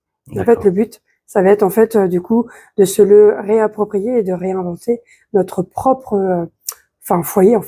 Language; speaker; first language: French; native; French